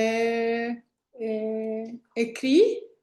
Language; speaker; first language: French; non-native, learner; Spanish